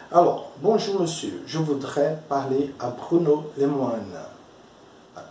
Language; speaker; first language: French; non-native, fluent; Portuguese